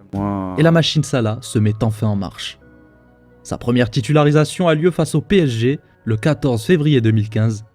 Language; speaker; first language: French; native; French